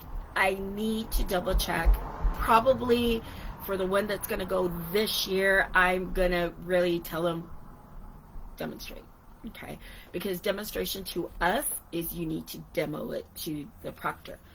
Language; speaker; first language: English; native; English